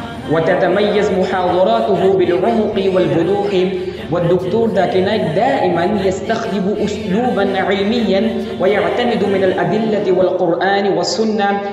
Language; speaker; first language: Arabic; non-native, fluent; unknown